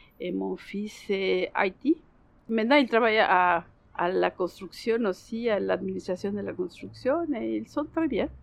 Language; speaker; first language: French; non-native, learner; Spanish